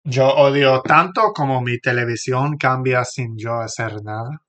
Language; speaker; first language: Spanish; non-native, learner; English